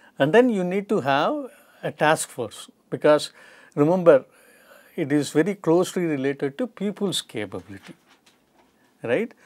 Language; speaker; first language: English; non-native, local second language; Tamil